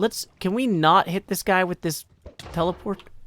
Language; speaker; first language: English; native; English